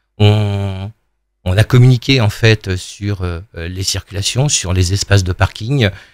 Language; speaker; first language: French; native; French